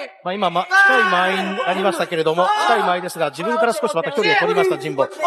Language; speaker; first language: Japanese; native; Japanese